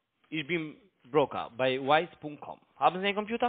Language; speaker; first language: German; non-native, learner; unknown